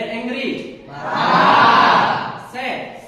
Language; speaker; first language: English; non-native, learner; Indonesian